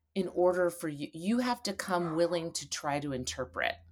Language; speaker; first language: English; native; English